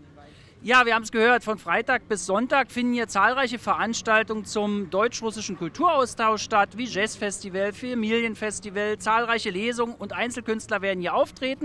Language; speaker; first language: German; native; German